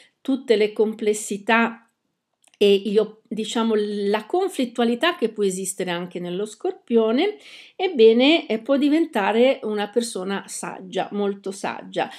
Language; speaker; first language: Italian; native; Italian